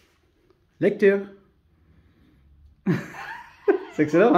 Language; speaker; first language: French; native; French